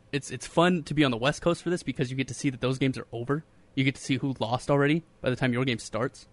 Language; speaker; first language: English; native; English